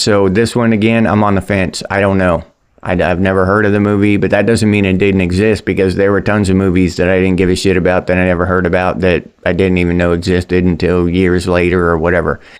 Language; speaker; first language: English; native; English